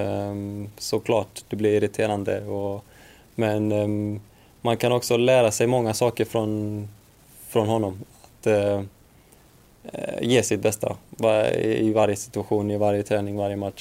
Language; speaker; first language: Swedish; non-native, fluent; Icelandic